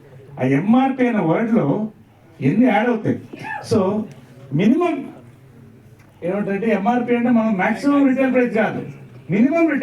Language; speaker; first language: Telugu; native; Telugu